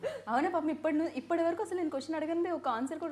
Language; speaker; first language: Telugu; native; Telugu